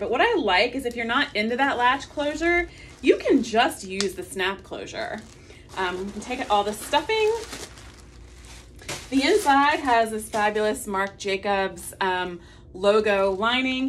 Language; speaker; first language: English; native; English